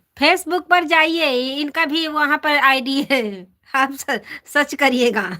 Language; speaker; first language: Hindi; native; Hindi